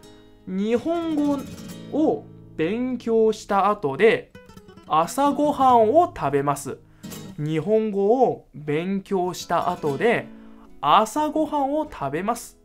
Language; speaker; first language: Japanese; non-native, fluent; Chinese